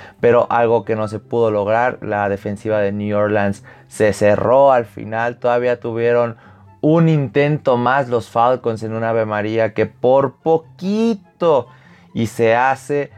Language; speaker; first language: Spanish; native; Spanish